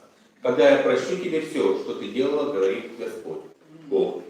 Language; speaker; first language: Russian; native; Russian